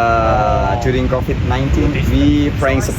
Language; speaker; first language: English; non-native, learner; Indonesian